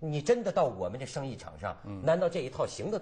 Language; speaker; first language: Chinese; native; Chinese